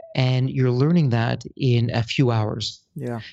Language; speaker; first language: English; native; English